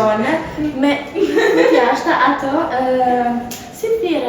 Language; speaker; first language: Albanian; early bilingual, heritage; Albanian